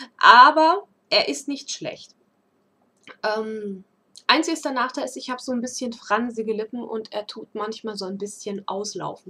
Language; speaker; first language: German; native; German